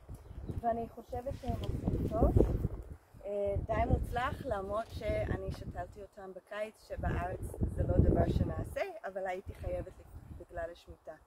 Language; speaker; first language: Hebrew; non-native, fluent; English